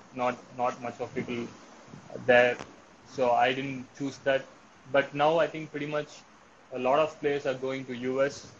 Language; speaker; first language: English; non-native, local second language; Tamil